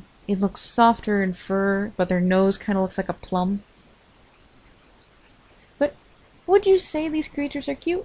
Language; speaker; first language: English; native; English